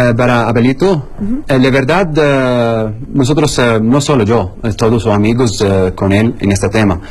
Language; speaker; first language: Spanish; non-native, learner; Arabic